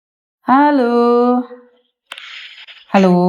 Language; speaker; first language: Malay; non-native, local second language; Javanese